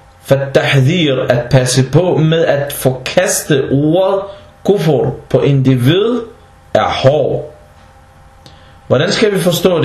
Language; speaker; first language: Danish; non-native, fluent; Arabic